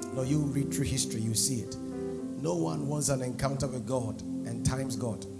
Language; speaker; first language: English; non-native, local second language; Akan